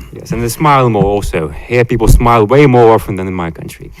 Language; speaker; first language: English; non-native, fluent; Latvian